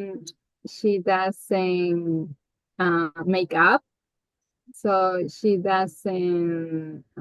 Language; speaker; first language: English; non-native, learner; Spanish